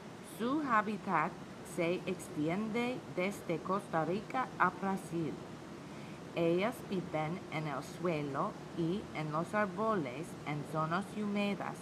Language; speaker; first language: Spanish; non-native, learner; English